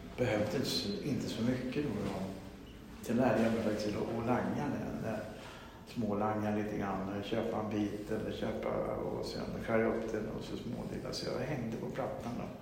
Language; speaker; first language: Swedish; native; Swedish